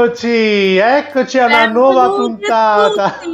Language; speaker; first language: Italian; native; Italian